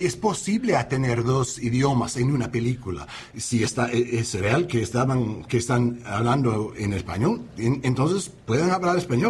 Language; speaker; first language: Spanish; non-native, learner; English